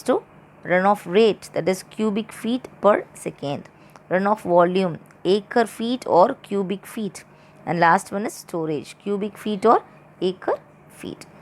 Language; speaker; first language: English; non-native, local second language; Tamil